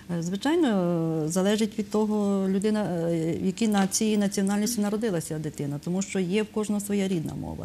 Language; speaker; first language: Ukrainian; native; Ukrainian